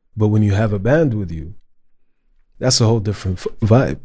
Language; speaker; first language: English; non-native, fluent; Arabic